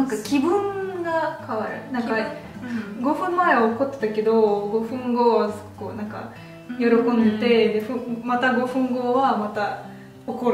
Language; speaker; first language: Japanese; non-native, fluent; Russian